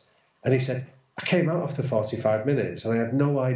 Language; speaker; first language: English; native; English